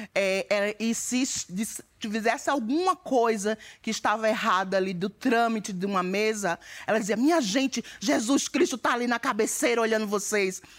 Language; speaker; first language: Portuguese; native; Portuguese